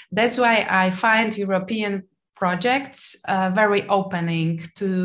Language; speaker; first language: English; non-native, fluent; Polish